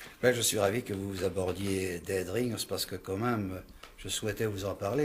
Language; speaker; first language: French; native; French